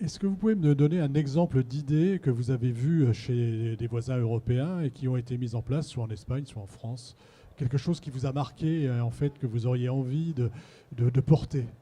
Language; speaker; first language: French; native; French